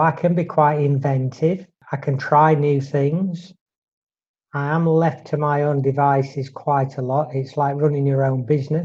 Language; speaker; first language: English; native; English